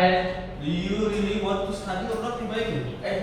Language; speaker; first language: English; non-native, learner; Indonesian